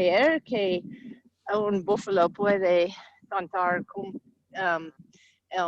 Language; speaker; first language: Spanish; non-native, learner; English